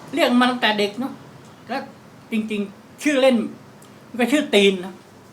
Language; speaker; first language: Thai; non-native, local second language; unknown